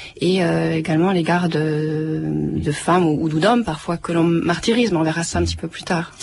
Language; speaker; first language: French; native; French